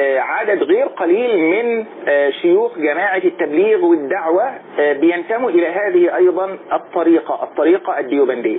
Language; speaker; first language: Arabic; native; Arabic